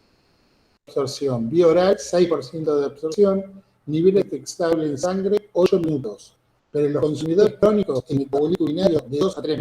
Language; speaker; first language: Spanish; native; Spanish